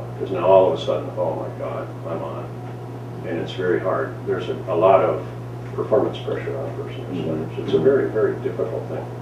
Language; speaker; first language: English; native; English